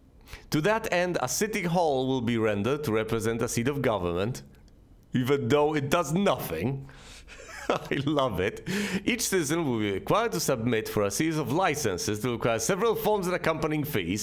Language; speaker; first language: English; native; English